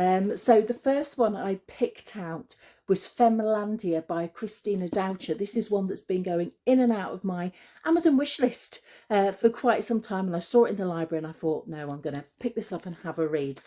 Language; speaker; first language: English; native; English